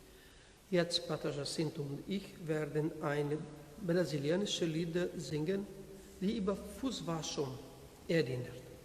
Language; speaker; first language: German; non-native, learner; Portuguese